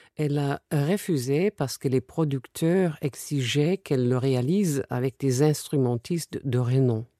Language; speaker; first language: French; non-native, fluent; German